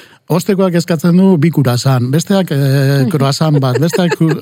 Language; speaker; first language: Basque; non-native, local second language; Spanish